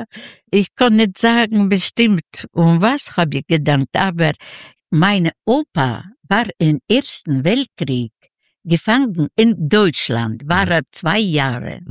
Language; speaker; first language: German; non-native, learner; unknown